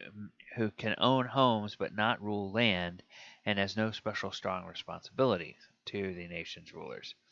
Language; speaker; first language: English; native; English